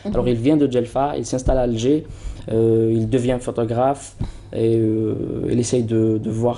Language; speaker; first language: French; non-native, local second language; Arabic